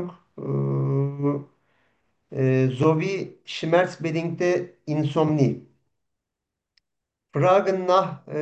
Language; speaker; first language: German; non-native, fluent; Turkish